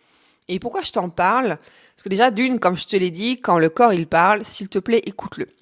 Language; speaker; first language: French; native; French